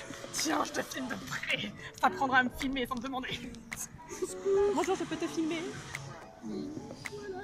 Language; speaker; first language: French; native; French